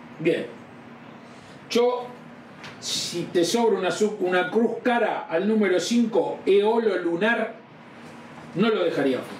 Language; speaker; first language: Spanish; native; Spanish